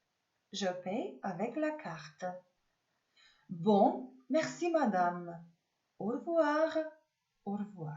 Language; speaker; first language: French; non-native, fluent; Macedonian